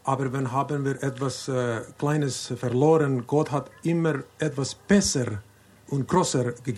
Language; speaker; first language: German; non-native, learner; Finnish